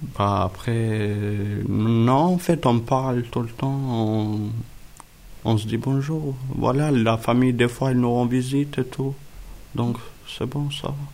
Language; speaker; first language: French; early bilingual, other home language; Albanian